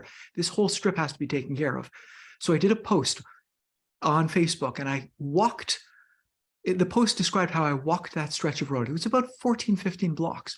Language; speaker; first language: English; native; English